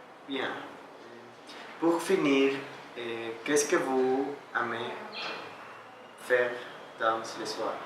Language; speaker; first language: French; non-native, learner; Spanish